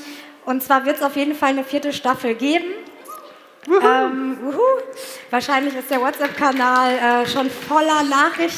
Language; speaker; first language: German; native; German